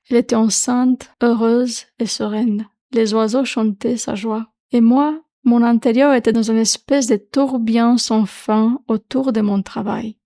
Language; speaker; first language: French; non-native, fluent; Romanian